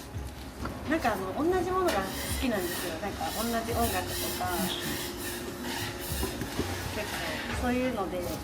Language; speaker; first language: Japanese; native; Japanese